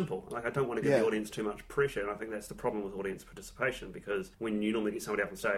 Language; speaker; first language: English; native; English